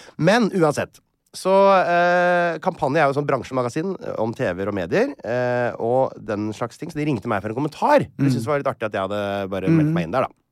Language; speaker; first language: Norwegian; native; Norwegian